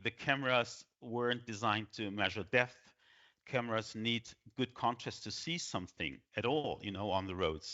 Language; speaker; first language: English; non-native, fluent; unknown